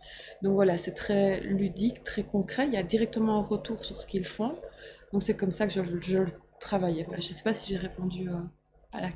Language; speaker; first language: French; native; French